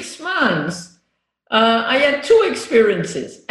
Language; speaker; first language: English; non-native, fluent; French